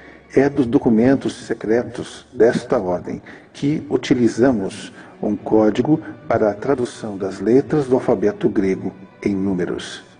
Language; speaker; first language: Portuguese; native; Portuguese